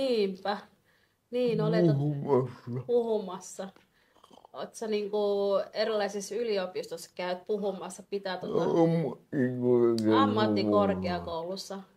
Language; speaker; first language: Finnish; non-native, fluent; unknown